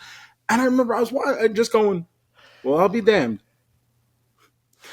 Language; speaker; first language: English; native; English